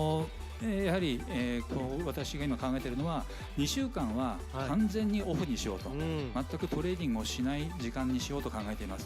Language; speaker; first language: Japanese; native; Japanese